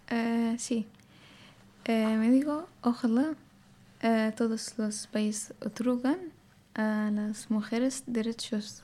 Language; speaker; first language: Spanish; non-native, learner; Arabic